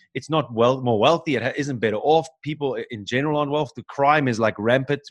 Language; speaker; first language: English; native; English